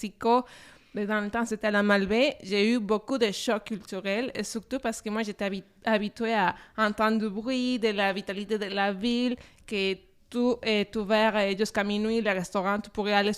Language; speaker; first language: French; non-native, fluent; Spanish